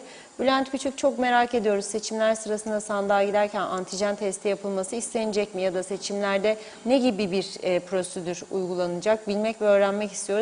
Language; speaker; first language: Turkish; native; Turkish